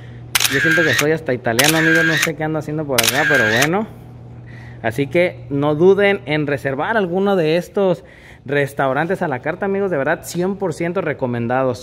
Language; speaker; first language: Spanish; native; Spanish